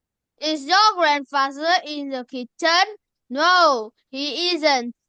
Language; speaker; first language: English; non-native, learner; Vietnamese